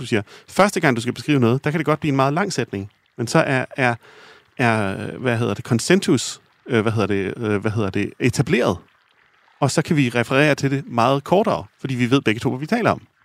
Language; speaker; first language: Danish; native; Danish